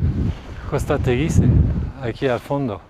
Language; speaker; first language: Spanish; non-native, learner; French